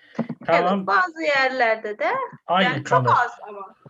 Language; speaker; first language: Turkish; non-native, learner; Arabic